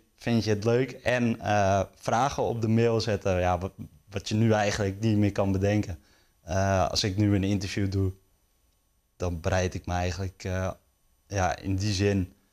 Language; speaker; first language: Dutch; native; Dutch